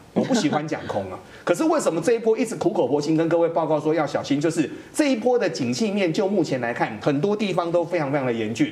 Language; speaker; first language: Chinese; native; Chinese